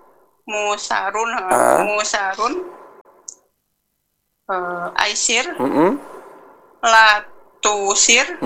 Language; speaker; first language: Arabic; non-native, learner; Indonesian